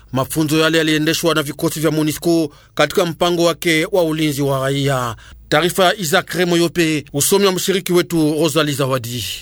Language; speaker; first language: Swahili; native; Swahili